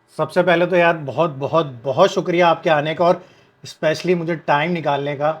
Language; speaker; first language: Urdu; native; Urdu